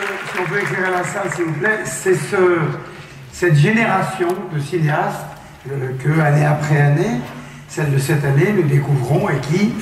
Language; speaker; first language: French; native; French